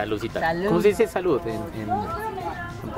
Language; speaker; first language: Spanish; native; Spanish